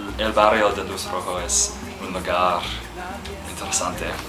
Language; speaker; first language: Spanish; non-native, learner; English